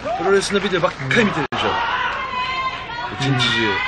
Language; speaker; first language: Japanese; native; Japanese